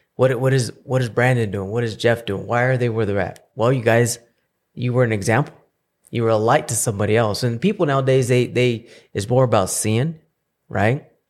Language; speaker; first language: English; early bilingual, other home language; Spanish